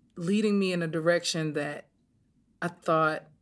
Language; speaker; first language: English; native; English